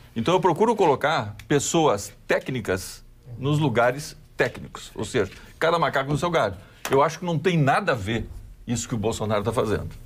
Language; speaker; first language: Portuguese; native; Portuguese